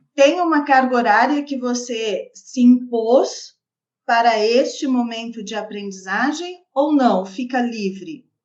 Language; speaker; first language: Portuguese; native; Portuguese